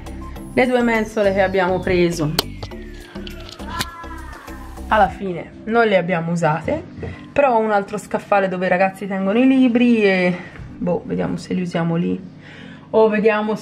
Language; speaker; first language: Italian; native; Italian